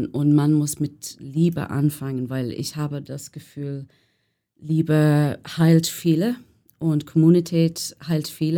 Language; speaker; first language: German; non-native, learner; English